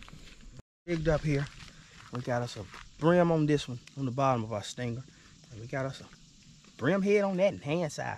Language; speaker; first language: English; native; English